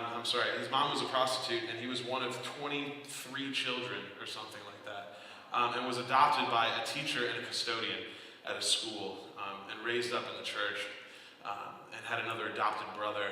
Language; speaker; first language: English; native; English